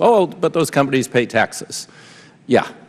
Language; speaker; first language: English; native; English